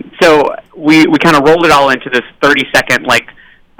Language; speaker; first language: English; native; English